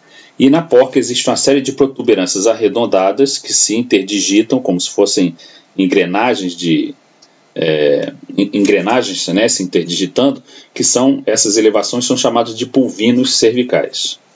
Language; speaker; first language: Portuguese; native; Portuguese